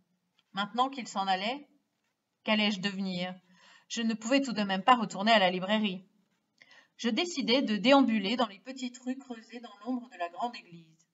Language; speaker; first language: French; native; French